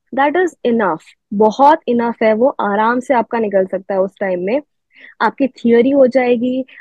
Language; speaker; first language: Hindi; non-native, local second language; Gujarati